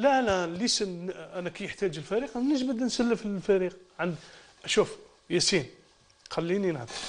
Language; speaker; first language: Arabic; native; Arabic